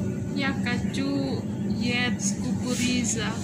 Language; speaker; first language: Russian; non-native, learner; Indonesian